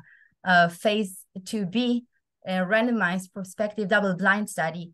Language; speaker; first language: English; non-native, fluent; Hebrew